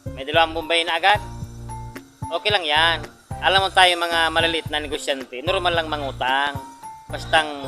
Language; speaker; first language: Filipino; non-native, local second language; Bikol